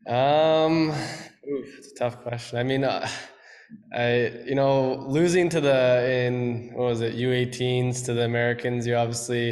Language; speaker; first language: English; native; English